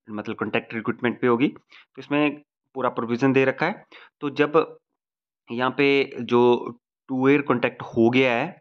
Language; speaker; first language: Hindi; native; Hindi